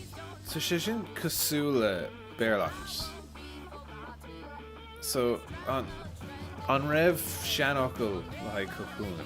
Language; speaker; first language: Irish; non-native, local second language; English